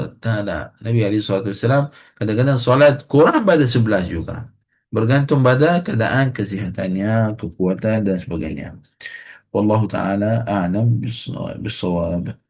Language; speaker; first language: Malay; non-native, fluent; Arabic